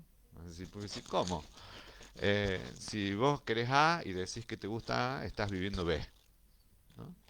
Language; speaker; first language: Spanish; native; Spanish